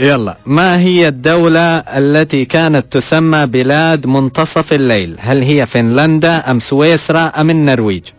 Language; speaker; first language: Arabic; native; Arabic